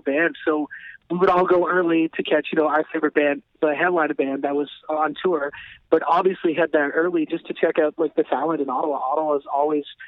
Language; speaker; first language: English; native; English